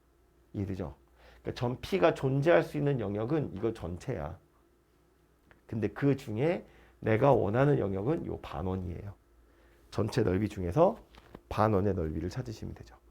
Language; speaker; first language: Korean; native; Korean